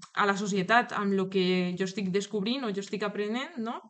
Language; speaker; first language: Catalan; non-native, local second language; Spanish